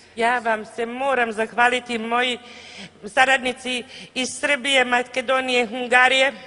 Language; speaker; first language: Serbian; native; Serbian